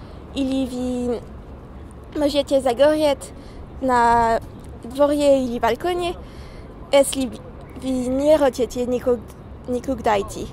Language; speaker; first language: Russian; non-native, learner; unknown